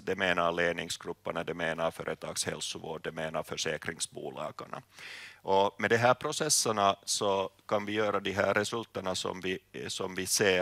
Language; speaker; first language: Swedish; non-native, local second language; Finnish